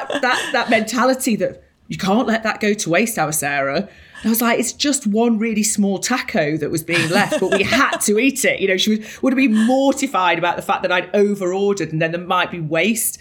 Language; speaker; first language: English; native; English